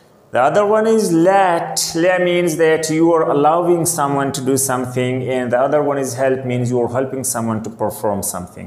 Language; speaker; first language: English; non-native, local second language; Hindi